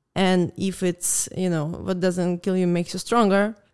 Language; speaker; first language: English; non-native, fluent; Russian